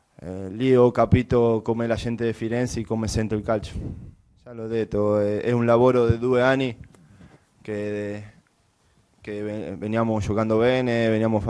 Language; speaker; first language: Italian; non-native, learner; Spanish